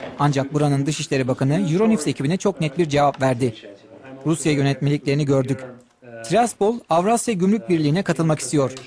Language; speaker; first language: Turkish; native; Turkish